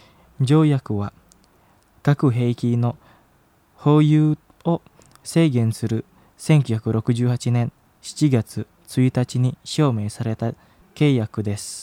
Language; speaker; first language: Japanese; non-native, fluent; Indonesian